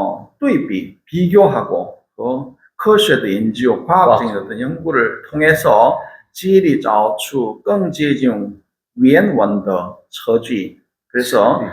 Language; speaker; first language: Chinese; non-native, fluent; Korean